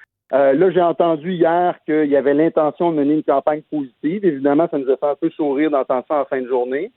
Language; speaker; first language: French; native; French